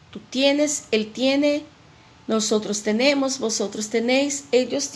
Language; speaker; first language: Spanish; non-native, fluent; Portuguese